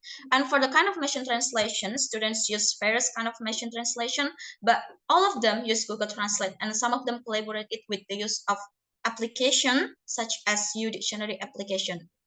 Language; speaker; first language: English; non-native, learner; Indonesian